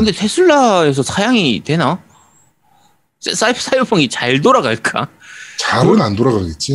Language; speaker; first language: Korean; native; Korean